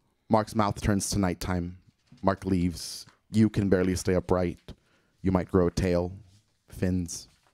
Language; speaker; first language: English; early bilingual, other home language; Spanish